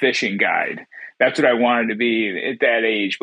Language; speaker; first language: English; native; English